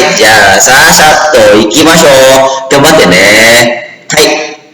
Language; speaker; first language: Japanese; non-native, fluent; Indonesian